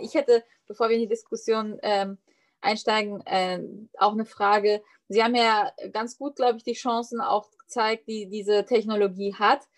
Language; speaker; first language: German; native; German